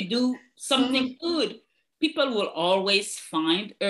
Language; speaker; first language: English; non-native, local second language; French